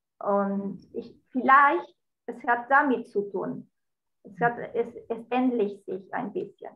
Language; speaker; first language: German; non-native, fluent; Spanish